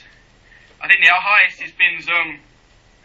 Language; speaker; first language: English; native; English